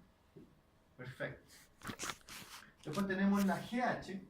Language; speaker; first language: Spanish; native; Spanish